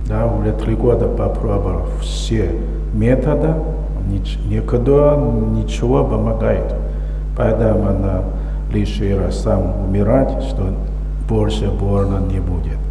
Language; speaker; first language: Russian; non-native, learner; Chinese